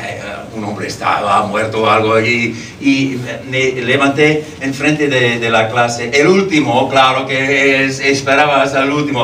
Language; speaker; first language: Spanish; non-native, fluent; English